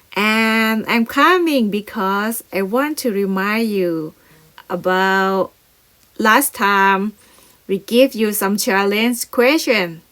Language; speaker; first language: English; non-native, learner; Thai